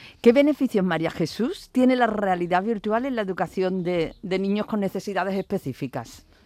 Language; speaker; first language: Spanish; native; Spanish